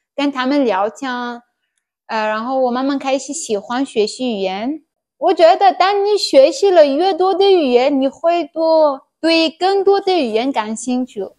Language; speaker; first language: Chinese; non-native, fluent; Persian